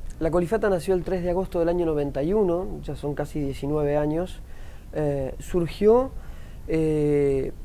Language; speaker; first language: Spanish; native; Spanish